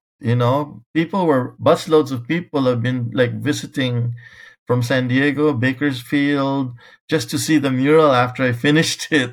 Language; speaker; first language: English; non-native, local second language; Filipino